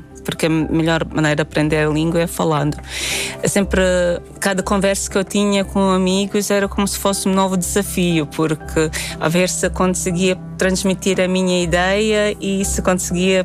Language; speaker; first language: Portuguese; non-native, fluent; Latvian